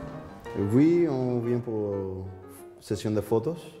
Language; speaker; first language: French; non-native, learner; Spanish